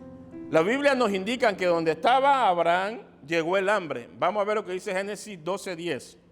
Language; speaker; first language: Spanish; native; Spanish